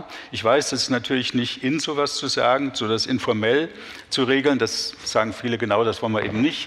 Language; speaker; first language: German; native; German